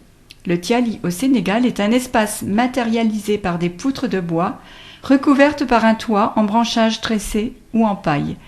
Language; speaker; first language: French; native; French